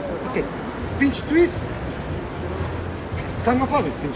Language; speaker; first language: English; non-native, learner; Italian